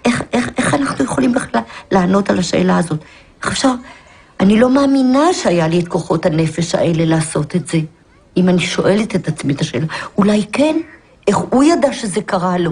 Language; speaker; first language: Hebrew; early bilingual, other home language; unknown